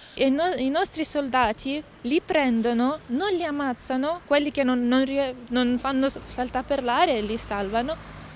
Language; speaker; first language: Italian; non-native, fluent; Ukrainian